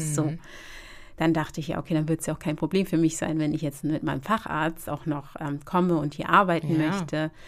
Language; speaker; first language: German; native; German